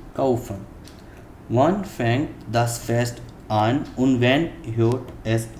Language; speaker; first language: German; non-native, fluent; Hindi